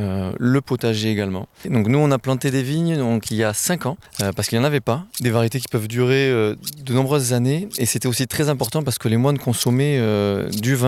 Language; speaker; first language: French; native; French